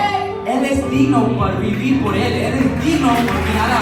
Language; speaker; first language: Spanish; early bilingual, heritage; Spanish